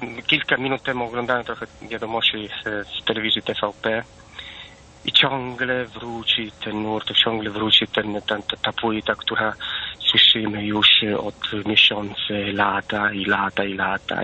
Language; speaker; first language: Polish; non-native, fluent; Italian